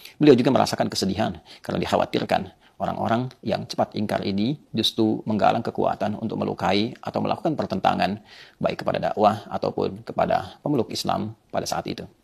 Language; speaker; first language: Indonesian; native; Indonesian